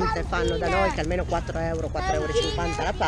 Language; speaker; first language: Italian; native; Italian